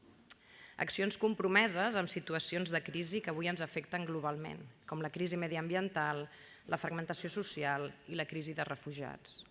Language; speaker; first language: Catalan; native; Catalan